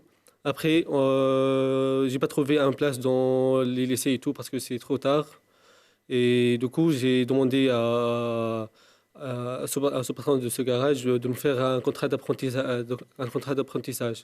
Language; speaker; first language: French; non-native, local second language; Arabic